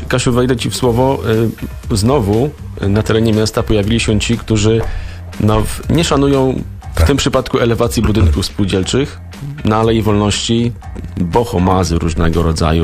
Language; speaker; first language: Polish; native; Polish